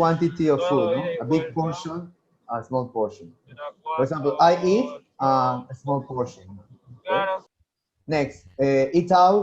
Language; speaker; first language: English; non-native, fluent; Spanish